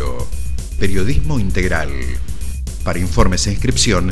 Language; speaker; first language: Spanish; native; Spanish